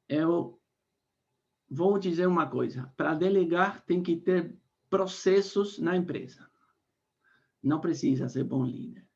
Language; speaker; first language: Portuguese; non-native, fluent; Spanish